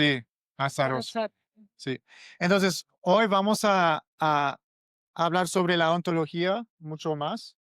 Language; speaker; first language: Spanish; non-native, learner; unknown